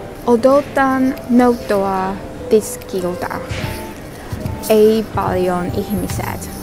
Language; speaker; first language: Finnish; non-native, learner; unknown